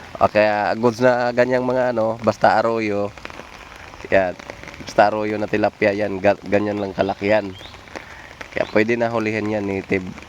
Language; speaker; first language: Filipino; non-native, local second language; Cebuano